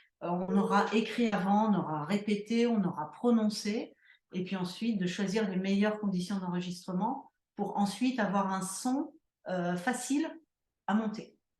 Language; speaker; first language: French; native; French